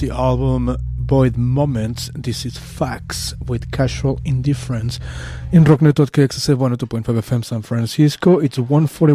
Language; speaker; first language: English; non-native, fluent; Spanish